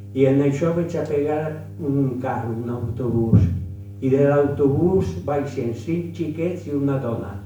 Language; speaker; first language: Catalan; early bilingual, heritage; French